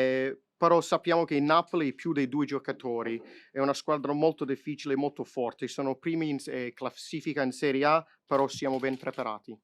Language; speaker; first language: Italian; non-native, fluent; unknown